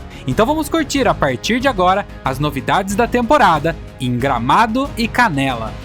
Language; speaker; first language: Portuguese; native; Portuguese